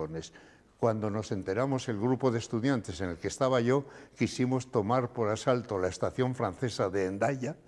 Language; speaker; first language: Spanish; native; Spanish